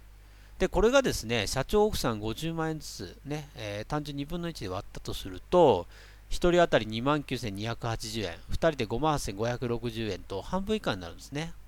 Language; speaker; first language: Japanese; native; Japanese